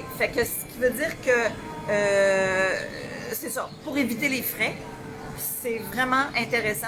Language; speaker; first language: French; native; French